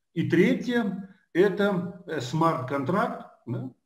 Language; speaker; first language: Russian; native; Russian